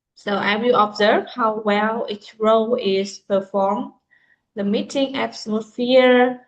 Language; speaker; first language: English; non-native, fluent; Vietnamese